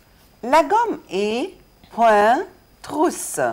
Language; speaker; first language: French; non-native, fluent; Arabic